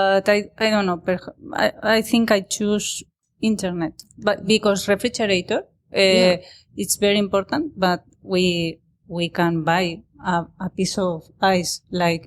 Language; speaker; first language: English; non-native, learner; Spanish